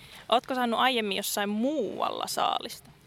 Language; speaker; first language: Finnish; native; Finnish